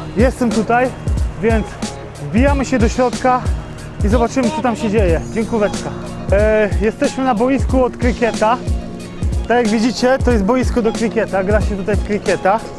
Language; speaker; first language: Polish; native; Polish